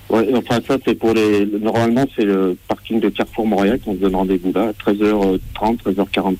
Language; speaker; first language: French; native; French